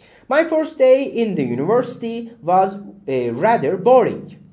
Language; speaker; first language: English; non-native, fluent; Turkish